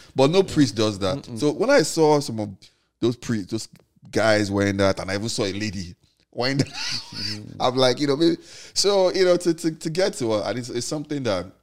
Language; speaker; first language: English; non-native, local second language; Igbo